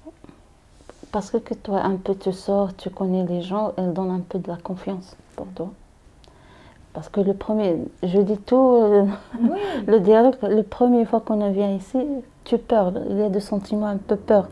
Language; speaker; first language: French; non-native, learner; Arabic